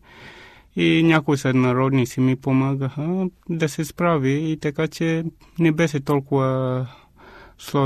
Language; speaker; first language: Bulgarian; non-native, fluent; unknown